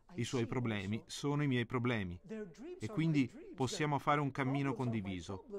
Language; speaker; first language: Italian; non-native, fluent; Amharic